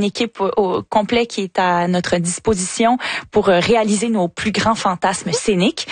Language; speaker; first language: French; native; French